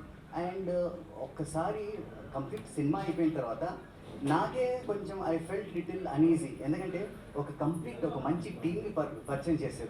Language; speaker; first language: Telugu; native; Telugu